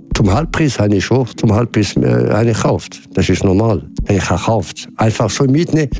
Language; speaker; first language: German; non-native, learner; Arabic